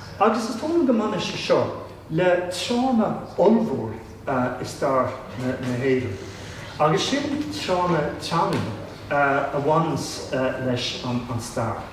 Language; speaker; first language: Irish; non-native, local second language; English